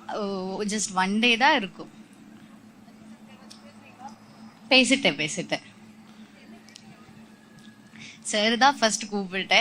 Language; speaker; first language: Tamil; non-native, learner; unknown